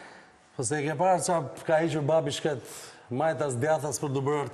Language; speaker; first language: Albanian; native; Albanian